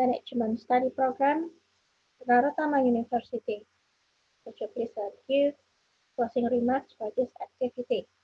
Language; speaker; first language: English; non-native, fluent; Indonesian